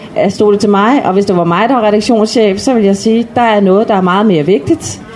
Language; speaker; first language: Danish; native; Danish